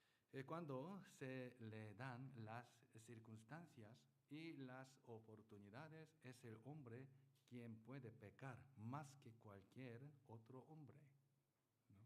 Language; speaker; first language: Spanish; non-native, learner; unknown